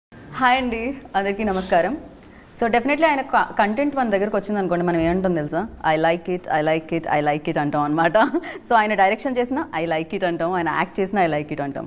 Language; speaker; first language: Telugu; native; Telugu